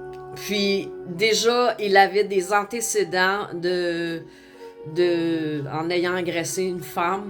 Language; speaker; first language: French; native; French